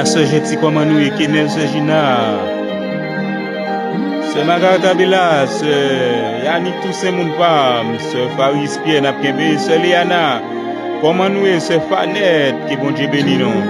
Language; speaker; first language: Haitian Creole; native; Haitian Creole